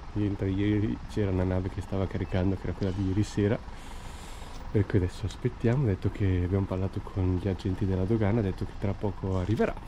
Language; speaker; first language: Italian; native; Italian